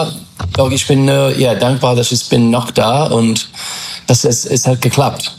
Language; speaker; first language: German; non-native, learner; English